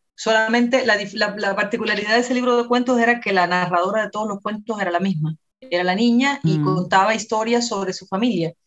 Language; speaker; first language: Spanish; native; Spanish